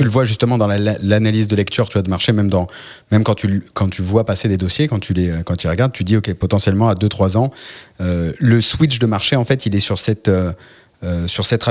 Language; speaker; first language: French; native; French